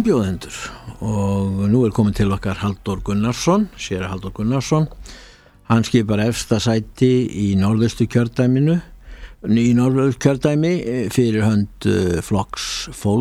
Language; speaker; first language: Icelandic; native; Icelandic